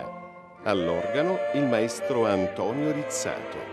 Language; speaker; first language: Italian; native; Italian